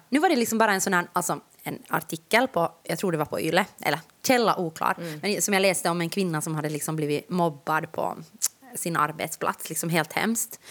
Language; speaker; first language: Swedish; native; Swedish